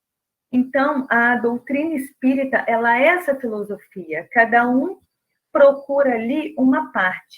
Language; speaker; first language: Portuguese; native; Portuguese